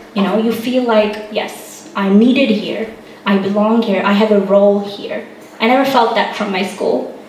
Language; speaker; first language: English; non-native, local second language; Hindi